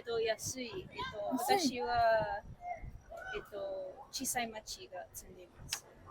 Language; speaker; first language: Japanese; non-native, learner; English